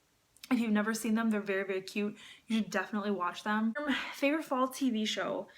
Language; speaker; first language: English; native; English